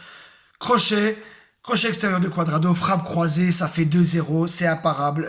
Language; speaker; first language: French; native; French